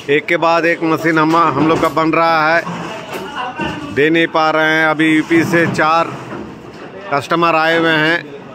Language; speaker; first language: Hindi; non-native, local second language; Bangla